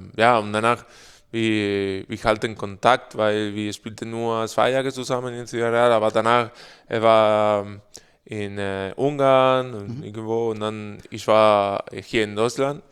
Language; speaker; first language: German; non-native, learner; Spanish